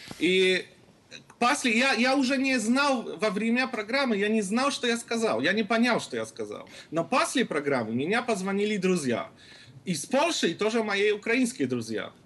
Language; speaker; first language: Russian; non-native, fluent; Polish